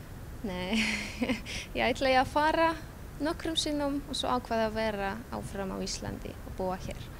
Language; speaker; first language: Icelandic; non-native, fluent; Polish